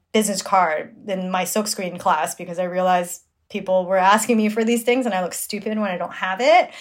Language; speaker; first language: English; native; English